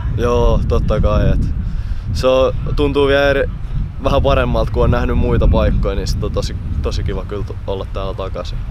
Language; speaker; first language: Finnish; native; Finnish